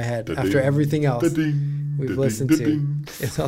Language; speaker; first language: English; native; English